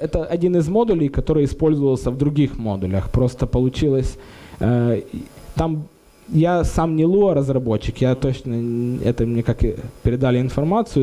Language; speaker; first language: Russian; native; Russian